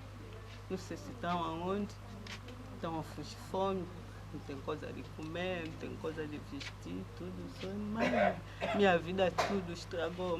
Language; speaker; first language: Portuguese; non-native, local second language; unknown